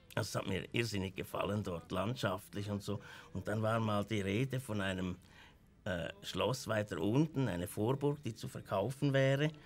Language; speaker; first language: German; native; German